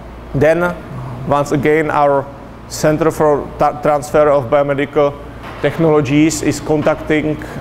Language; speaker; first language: English; non-native, fluent; Czech